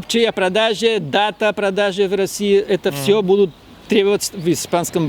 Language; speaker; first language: Russian; non-native, fluent; Spanish